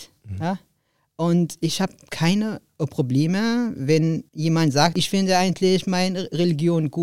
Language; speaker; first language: German; non-native, learner; Arabic